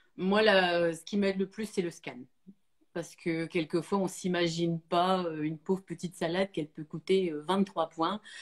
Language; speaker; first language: French; native; French